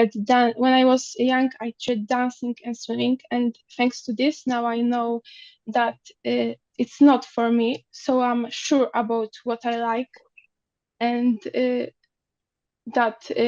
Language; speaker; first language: English; non-native, learner; Polish